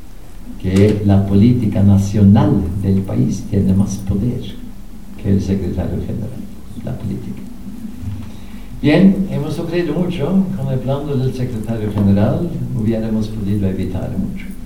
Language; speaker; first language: Spanish; non-native, fluent; Norwegian